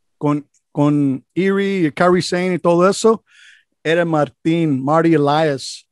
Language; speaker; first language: Spanish; non-native, learner; English